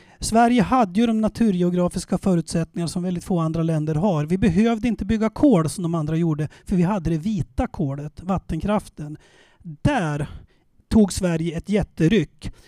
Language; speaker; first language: Swedish; native; Swedish